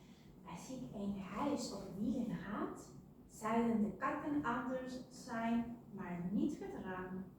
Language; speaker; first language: Dutch; non-native, fluent; Spanish